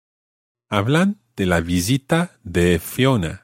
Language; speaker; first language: Spanish; non-native, fluent; English